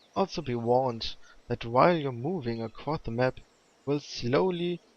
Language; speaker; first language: English; non-native, fluent; German